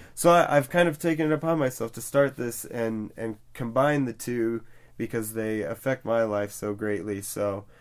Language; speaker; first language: English; native; English